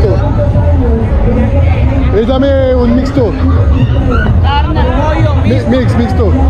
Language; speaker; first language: Spanish; non-native, learner; French